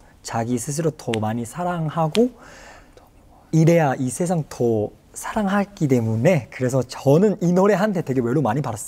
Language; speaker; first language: Korean; non-native, fluent; Chinese